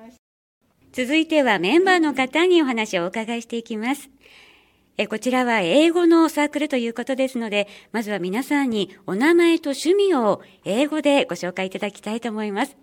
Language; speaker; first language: Japanese; native; Japanese